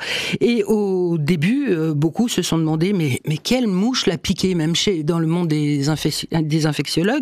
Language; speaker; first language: French; native; French